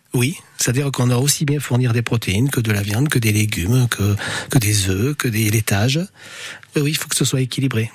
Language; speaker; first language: French; native; French